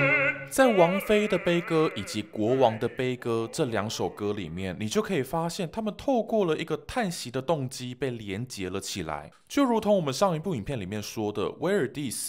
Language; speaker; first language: Chinese; native; Chinese